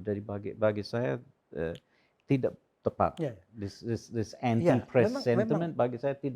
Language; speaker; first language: Indonesian; non-native, fluent; English